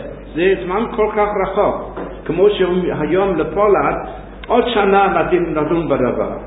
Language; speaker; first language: Hebrew; non-native, fluent; English